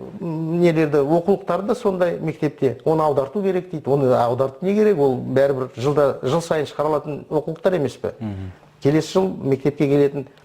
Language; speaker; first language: Kazakh; non-native, local second language; Russian